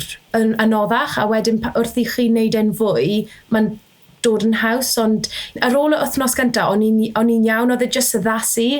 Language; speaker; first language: Welsh; native; Welsh